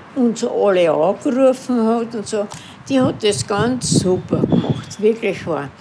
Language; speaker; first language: German; native; German